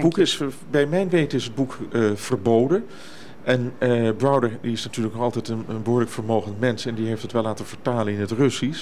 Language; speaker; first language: Dutch; native; Dutch